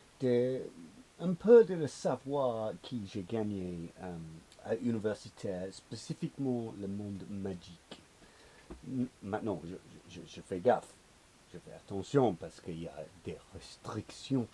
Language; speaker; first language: French; non-native, learner; English